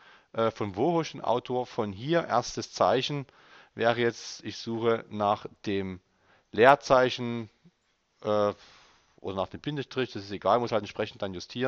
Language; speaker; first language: German; native; German